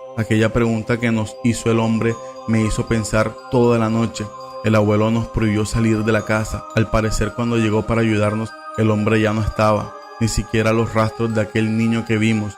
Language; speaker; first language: Spanish; native; Spanish